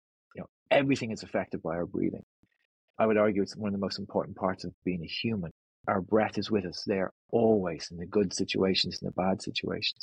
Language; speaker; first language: English; native; English